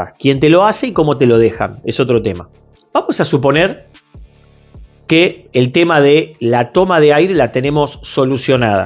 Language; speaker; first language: Spanish; native; Spanish